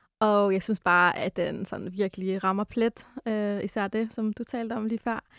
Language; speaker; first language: Danish; early bilingual, other home language; Arabic